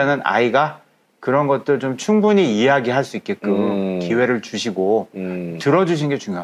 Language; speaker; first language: Korean; native; Korean